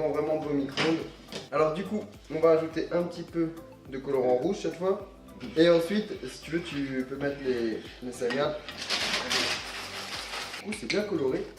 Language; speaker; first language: French; native; French